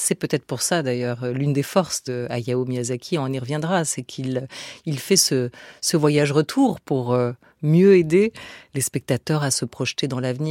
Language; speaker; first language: French; native; French